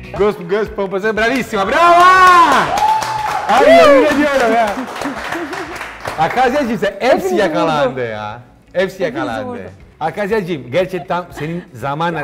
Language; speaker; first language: Turkish; non-native, learner; Italian